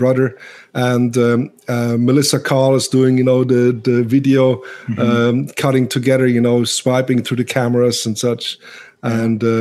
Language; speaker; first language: English; non-native, fluent; Swiss German